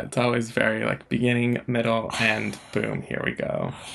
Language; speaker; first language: English; native; English